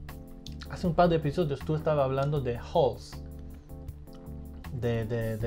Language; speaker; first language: Spanish; early bilingual, heritage; Spanish